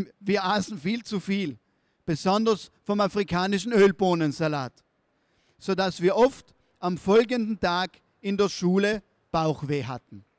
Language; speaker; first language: German; native; German